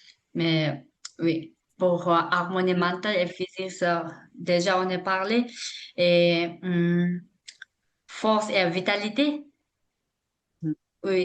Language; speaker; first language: French; non-native, learner; Tibetan